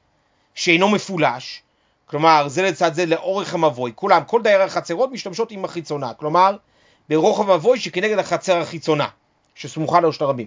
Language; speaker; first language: Hebrew; native; Hebrew